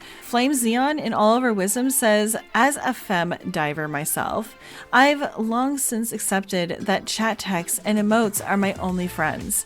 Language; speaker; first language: English; native; English